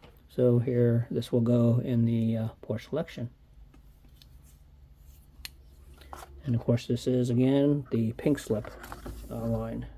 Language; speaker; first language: English; native; English